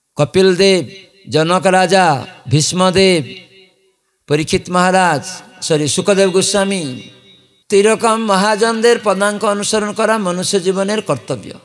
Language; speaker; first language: Bangla; non-native, fluent; Odia